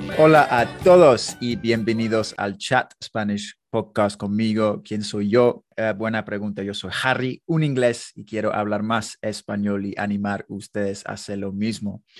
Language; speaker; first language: Spanish; non-native, fluent; English